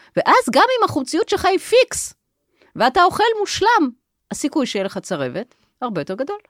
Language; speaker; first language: Hebrew; native; Hebrew